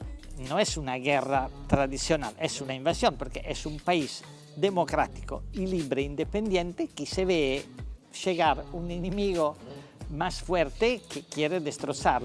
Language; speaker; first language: Spanish; non-native, fluent; Italian